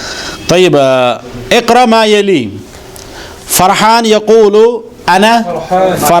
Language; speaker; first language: Arabic; non-native, fluent; Kashmiri